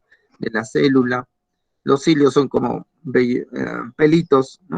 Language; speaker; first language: Spanish; native; Spanish